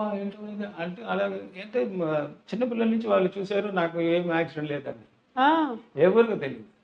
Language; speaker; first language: Telugu; non-native, learner; Tamil